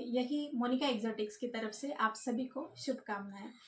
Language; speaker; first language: Hindi; non-native, local second language; Marathi